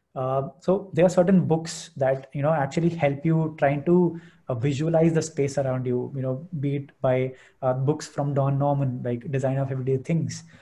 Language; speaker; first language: English; non-native, local second language; Hindi